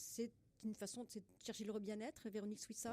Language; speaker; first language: French; native; French